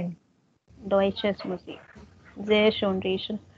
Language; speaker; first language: German; non-native, fluent; Hindi